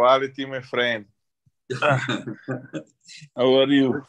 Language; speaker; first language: English; non-native, learner; Italian